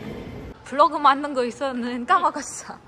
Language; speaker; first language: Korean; non-native, fluent; Hindi